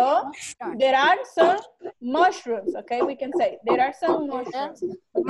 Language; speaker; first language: English; non-native, learner; Spanish